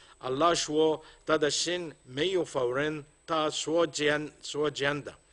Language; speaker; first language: Chinese; non-native, fluent; Arabic